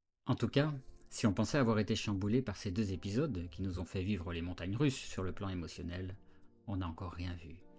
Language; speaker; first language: French; native; French